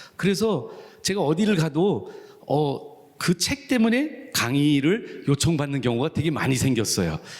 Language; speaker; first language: Korean; native; Korean